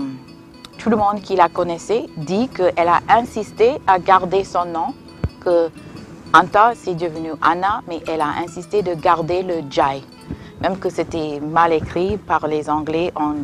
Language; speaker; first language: French; non-native, fluent; English